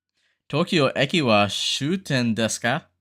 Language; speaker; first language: Japanese; non-native, learner; English